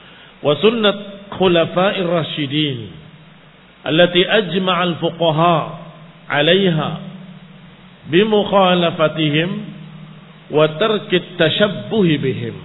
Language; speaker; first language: Arabic; non-native, fluent; Indonesian